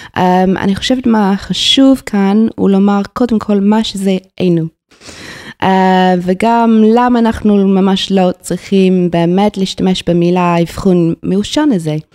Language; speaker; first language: Hebrew; non-native, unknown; English